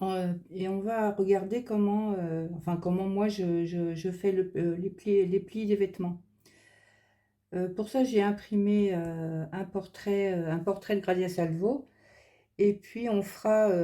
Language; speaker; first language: French; native; French